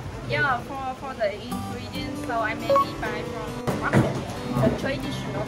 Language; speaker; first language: English; non-native, fluent; Vietnamese